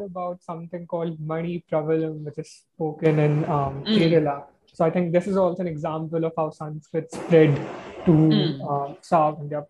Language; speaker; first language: English; non-native, local second language; Hindi